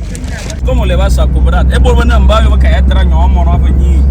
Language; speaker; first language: Spanish; non-native, learner; Japanese